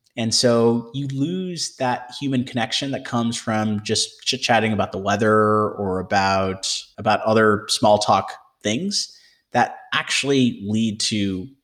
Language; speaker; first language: English; native; English